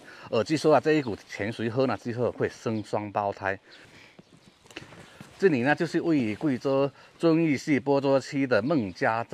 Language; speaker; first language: Chinese; native; Chinese